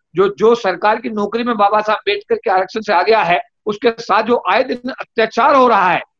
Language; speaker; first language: Hindi; native; Hindi